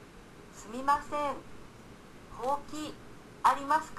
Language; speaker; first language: Japanese; non-native, learner; Indonesian